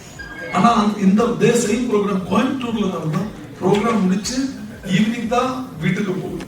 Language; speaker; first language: Tamil; non-native, local second language; Malayalam